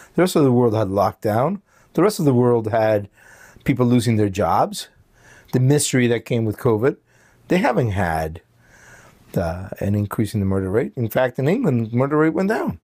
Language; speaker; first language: English; early bilingual, other home language; Spanish